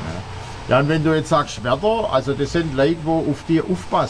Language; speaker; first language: German; native; German